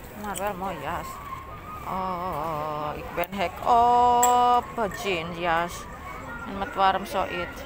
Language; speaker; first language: Dutch; non-native, learner; Indonesian